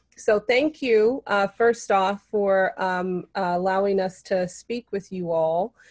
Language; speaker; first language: English; native; English